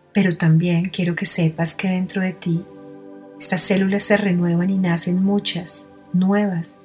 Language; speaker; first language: Spanish; native; Spanish